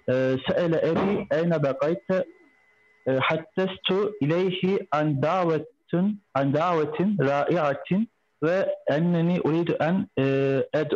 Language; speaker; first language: Arabic; non-native, learner; Turkish